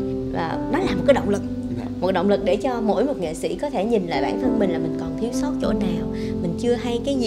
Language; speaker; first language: Vietnamese; native; Vietnamese